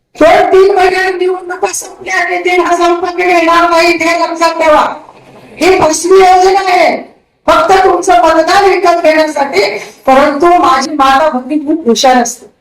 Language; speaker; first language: Marathi; native; Marathi